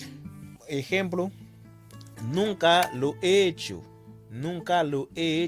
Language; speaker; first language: Spanish; non-native, learner; Haitian Creole